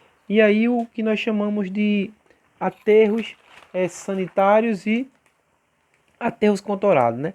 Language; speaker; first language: Portuguese; native; Portuguese